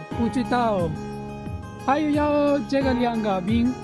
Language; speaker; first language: Chinese; non-native, learner; Hindi